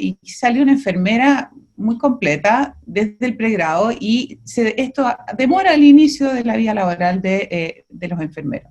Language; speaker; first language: Spanish; native; Spanish